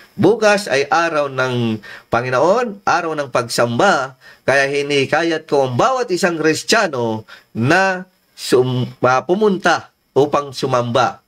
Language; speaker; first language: Filipino; non-native, local second language; Iloko